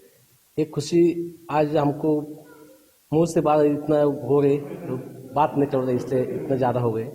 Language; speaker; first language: Hindi; non-native, local second language; Marathi